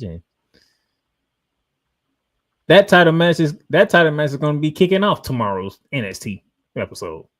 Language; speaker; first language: English; native; English